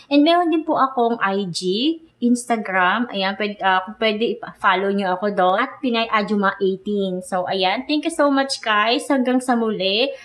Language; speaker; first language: Filipino; native; Filipino